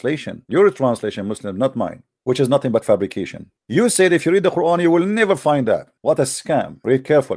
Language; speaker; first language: English; non-native, fluent; Arabic